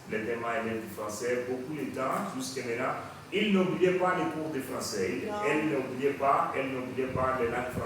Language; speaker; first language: French; non-native, learner; Portuguese